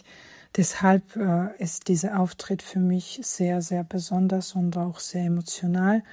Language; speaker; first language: German; non-native, fluent; Georgian